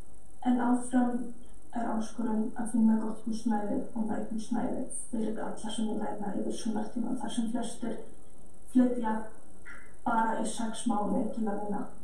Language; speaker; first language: Icelandic; non-native, fluent; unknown